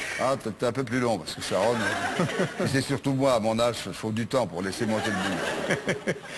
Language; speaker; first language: French; native; French